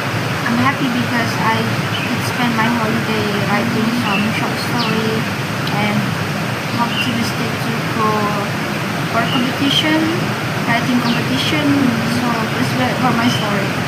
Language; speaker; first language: English; non-native, learner; Indonesian